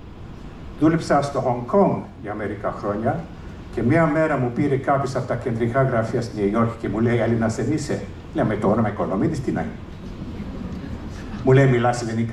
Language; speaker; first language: Greek; early bilingual, heritage; English